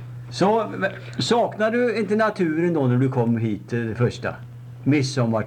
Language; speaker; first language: Swedish; native; Swedish